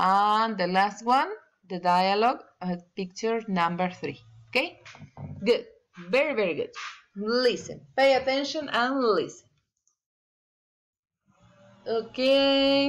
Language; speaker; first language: English; non-native, learner; Spanish